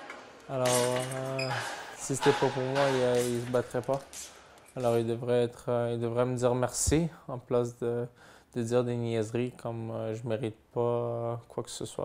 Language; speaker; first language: French; native; French